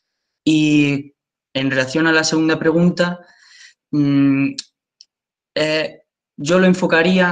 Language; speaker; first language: Spanish; native; Spanish